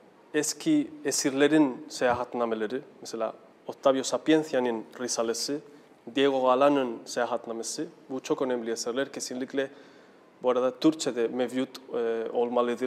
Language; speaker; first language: Turkish; non-native, fluent; Spanish